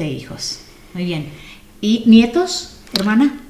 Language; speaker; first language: Spanish; native; Spanish